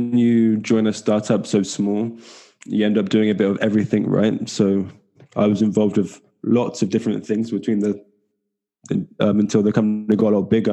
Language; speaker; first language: English; native; English